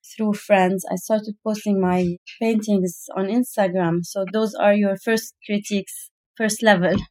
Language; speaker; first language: English; non-native, fluent; Arabic